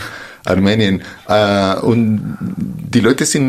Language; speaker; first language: German; non-native, fluent; Spanish